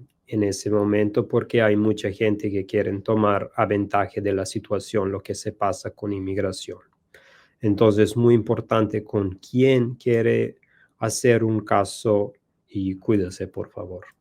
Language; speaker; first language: Spanish; non-native, learner; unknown